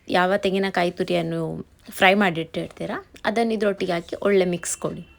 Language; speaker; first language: Kannada; non-native, local second language; Tulu